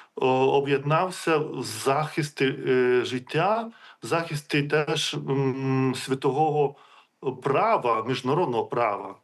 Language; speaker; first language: Ukrainian; non-native, fluent; Lithuanian